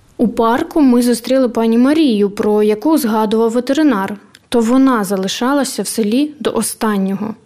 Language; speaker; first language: Ukrainian; native; Ukrainian